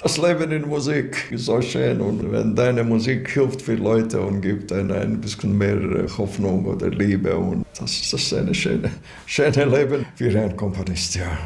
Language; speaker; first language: German; non-native, learner; Latvian